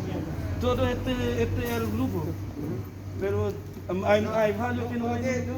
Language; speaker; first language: Spanish; non-native, learner; Haitian Creole